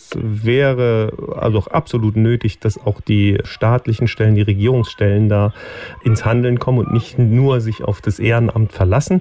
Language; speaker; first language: German; native; German